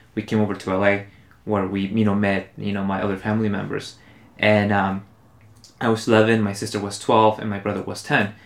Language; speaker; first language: English; early bilingual, other home language; Spanish